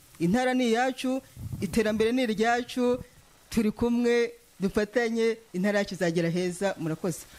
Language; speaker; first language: Kinyarwanda; native; Kinyarwanda